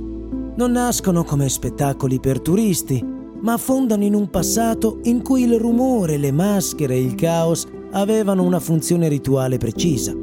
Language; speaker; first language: Italian; native; Italian